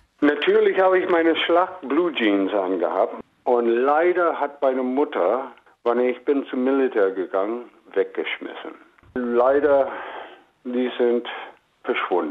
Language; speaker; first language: German; non-native, fluent; English